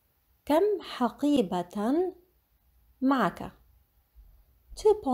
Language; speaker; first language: Arabic; non-native, fluent; English